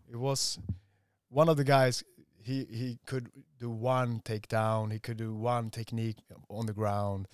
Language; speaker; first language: English; non-native, fluent; Swedish